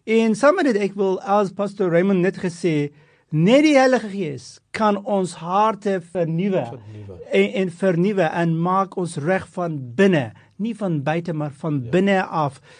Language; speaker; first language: Afrikaans; non-native, fluent; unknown